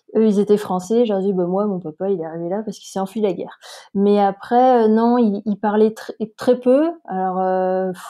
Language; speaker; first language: French; native; French